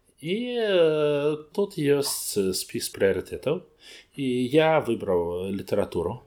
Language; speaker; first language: Belarusian; non-native, learner; Russian